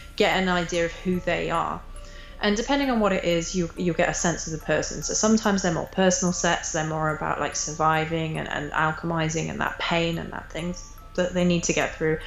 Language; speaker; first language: English; native; English